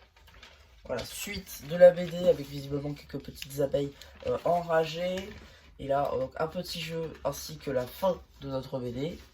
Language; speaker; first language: French; native; French